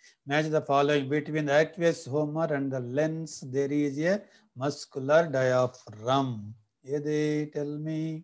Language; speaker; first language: English; non-native, local second language; Telugu